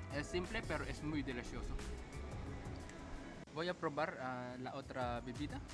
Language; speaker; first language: Spanish; non-native, learner; Filipino